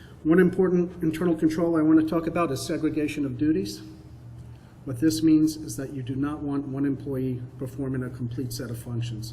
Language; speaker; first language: English; native; English